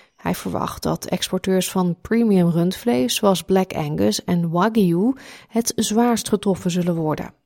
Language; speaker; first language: Dutch; native; Dutch